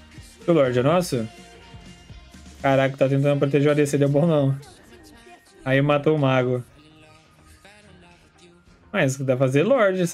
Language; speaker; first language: Portuguese; native; Portuguese